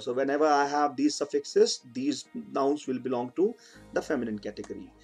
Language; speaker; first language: English; non-native, local second language; Hindi